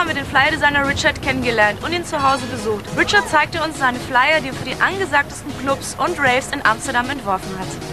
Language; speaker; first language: German; native; German